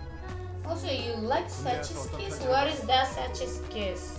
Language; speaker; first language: English; non-native, learner; Korean